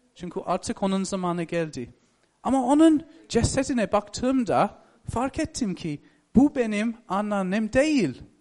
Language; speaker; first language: Turkish; non-native, fluent; English